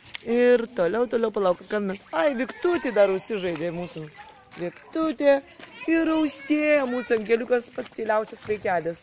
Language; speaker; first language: Lithuanian; native; Lithuanian